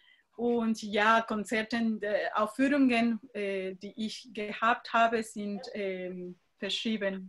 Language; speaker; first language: German; non-native, fluent; Spanish